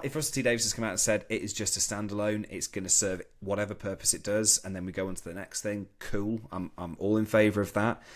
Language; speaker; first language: English; native; English